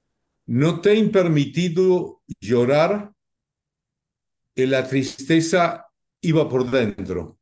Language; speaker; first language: Portuguese; non-native, learner; Spanish